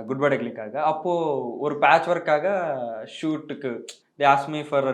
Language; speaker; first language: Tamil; non-native, learner; Telugu